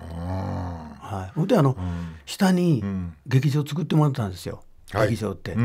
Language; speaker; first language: Japanese; native; Japanese